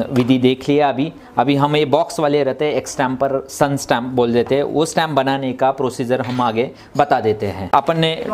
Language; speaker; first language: Hindi; non-native, local second language; Marathi